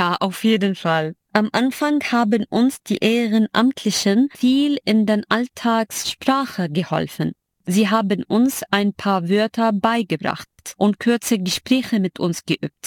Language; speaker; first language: German; non-native, fluent; Arabic